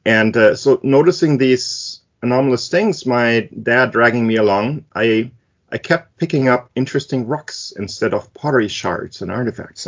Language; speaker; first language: English; non-native, fluent; German